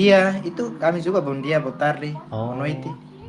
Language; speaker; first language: Indonesian; non-native, fluent; Tetum